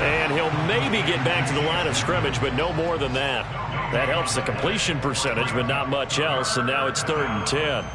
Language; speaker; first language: English; native; English